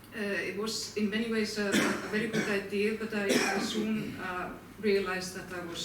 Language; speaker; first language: English; non-native, fluent; Icelandic